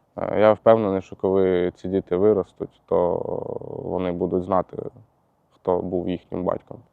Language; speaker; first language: Ukrainian; native; Ukrainian